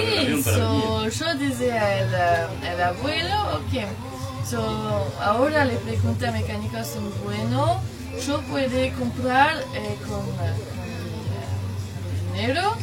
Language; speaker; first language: Spanish; non-native, learner; French